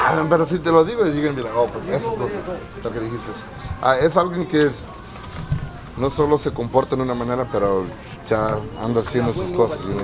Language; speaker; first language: Spanish; early bilingual, heritage; Spanish